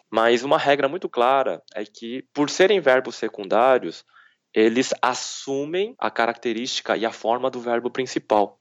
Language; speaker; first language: Portuguese; early bilingual, other home language; Korean